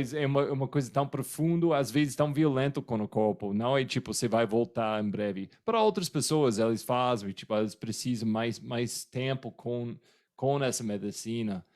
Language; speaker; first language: Portuguese; non-native, fluent; English